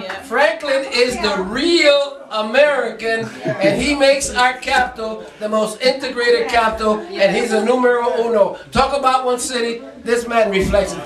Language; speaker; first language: English; non-native, fluent; Spanish